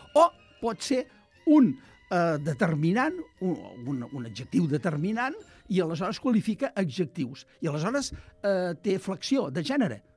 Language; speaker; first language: Catalan; native; Catalan